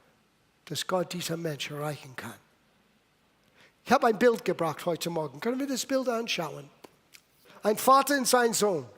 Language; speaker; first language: German; non-native, fluent; English